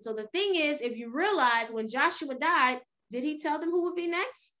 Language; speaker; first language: English; native; English